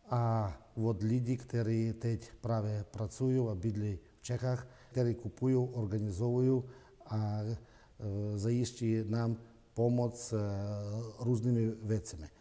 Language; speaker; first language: Czech; non-native, fluent; Ukrainian